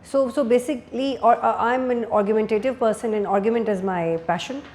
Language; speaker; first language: English; non-native, local second language; Urdu